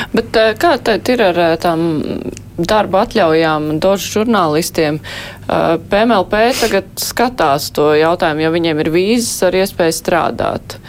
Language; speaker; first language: Latvian; native; Latvian